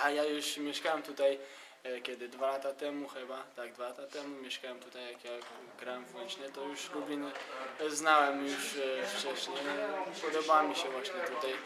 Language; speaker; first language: Polish; early bilingual, heritage; Polish